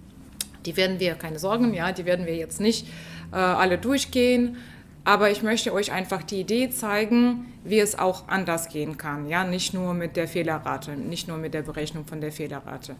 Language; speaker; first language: German; non-native, fluent; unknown